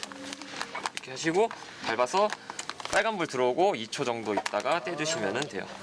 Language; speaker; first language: Korean; native; Korean